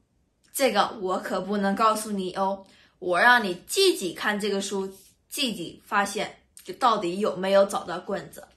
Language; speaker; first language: Chinese; early bilingual, other home language; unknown